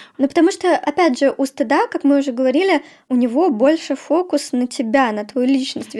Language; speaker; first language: Russian; native; Russian